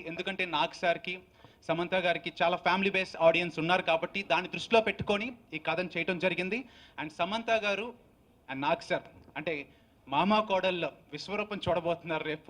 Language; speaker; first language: Telugu; native; Telugu